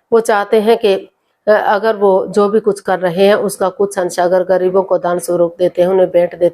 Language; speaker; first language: Hindi; native; Hindi